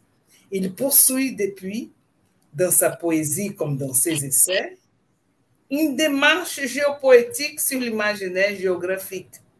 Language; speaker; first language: French; non-native, fluent; Portuguese